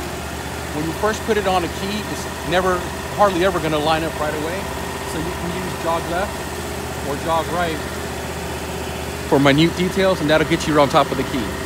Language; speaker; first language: English; native; English